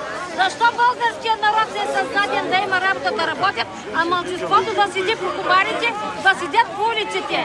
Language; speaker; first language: Bulgarian; non-native, local second language; Romany